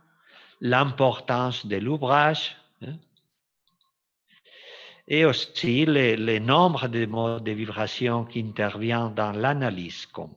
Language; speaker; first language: French; non-native, fluent; Spanish